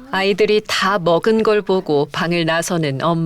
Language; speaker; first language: Korean; native; Korean